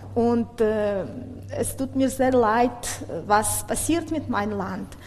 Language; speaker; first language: German; non-native, learner; Ukrainian